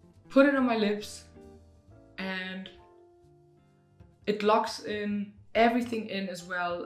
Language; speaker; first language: English; non-native, fluent; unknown